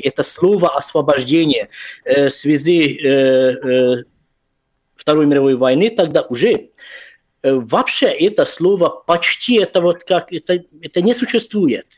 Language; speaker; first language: Russian; non-native, fluent; Hungarian